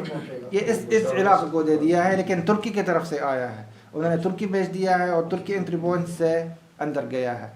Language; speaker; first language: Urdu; non-native, learner; Arabic